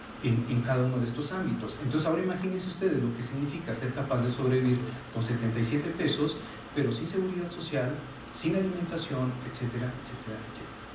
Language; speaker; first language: Spanish; native; Spanish